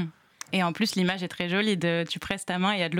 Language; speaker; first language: French; native; French